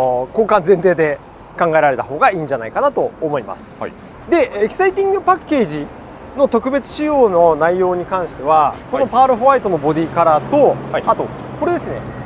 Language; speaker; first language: Japanese; native; Japanese